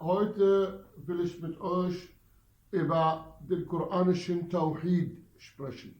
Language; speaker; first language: German; non-native, fluent; Arabic